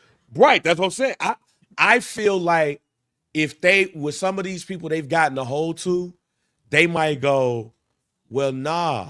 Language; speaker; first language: English; native; English